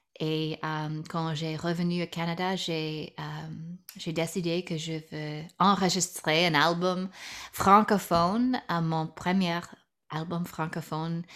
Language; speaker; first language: French; non-native, learner; English